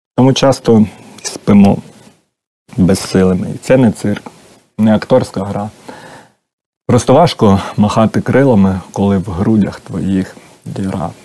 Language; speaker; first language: Ukrainian; native; Ukrainian